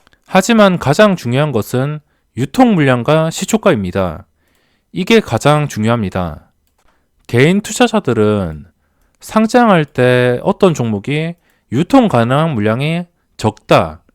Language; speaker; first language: Korean; native; Korean